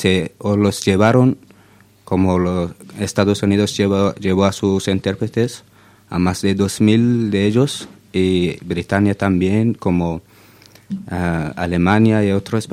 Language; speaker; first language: Spanish; non-native, fluent; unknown